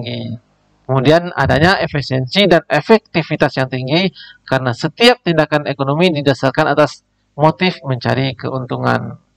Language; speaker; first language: Indonesian; native; Indonesian